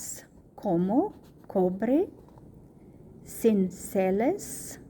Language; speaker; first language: Spanish; non-native, learner; Arabic